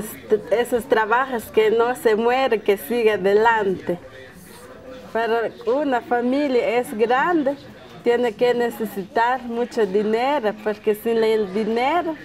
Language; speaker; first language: Spanish; non-native, local second language; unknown